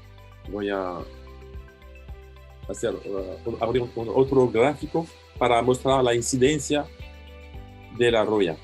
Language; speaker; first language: Spanish; non-native, fluent; French